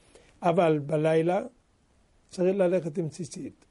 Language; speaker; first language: Hebrew; non-native, fluent; French